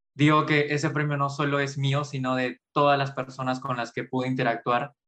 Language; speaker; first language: Spanish; native; Spanish